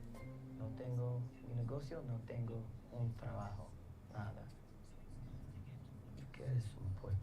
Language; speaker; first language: Spanish; non-native, learner; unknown